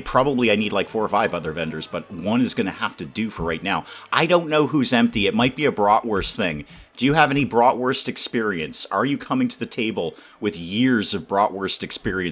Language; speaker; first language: English; native; English